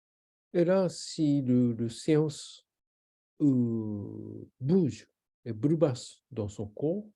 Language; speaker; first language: French; non-native, learner; Japanese